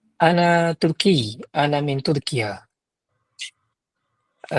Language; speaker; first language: Arabic; non-native, fluent; Malay